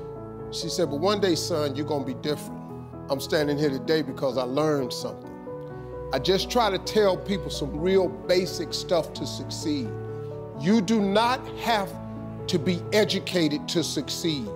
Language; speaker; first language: English; native; English